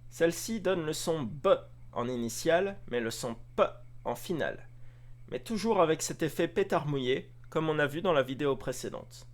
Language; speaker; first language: French; native; French